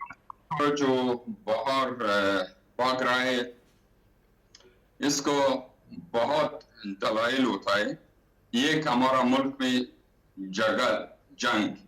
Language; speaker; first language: Hindi; non-native, learner; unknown